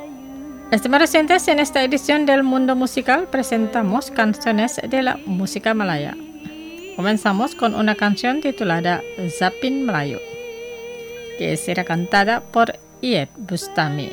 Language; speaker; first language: Spanish; non-native, fluent; Indonesian